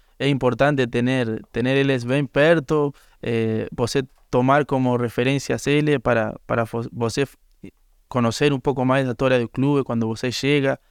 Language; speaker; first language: Portuguese; non-native, learner; Spanish